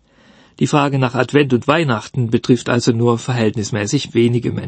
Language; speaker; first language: German; native; German